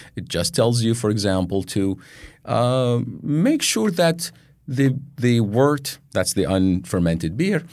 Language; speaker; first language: English; non-native, fluent; Arabic